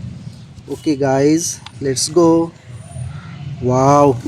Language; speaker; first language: English; non-native, learner; Indonesian